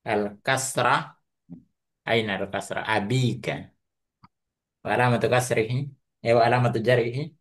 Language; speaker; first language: Arabic; non-native, fluent; Indonesian